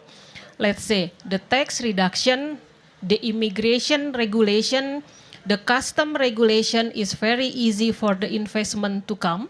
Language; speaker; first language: English; non-native, fluent; Indonesian